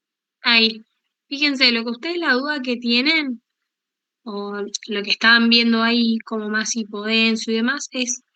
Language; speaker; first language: Spanish; native; Spanish